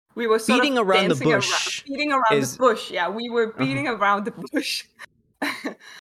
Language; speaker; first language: English; non-native, fluent; Danish